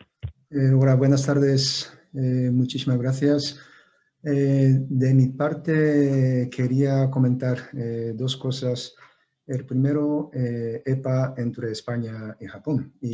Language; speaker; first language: Spanish; non-native, fluent; Japanese